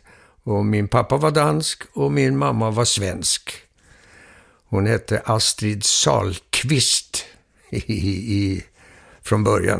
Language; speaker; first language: Swedish; early bilingual, heritage; Swedish